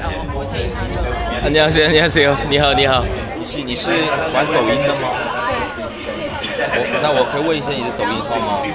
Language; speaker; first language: Chinese; non-native, fluent; Korean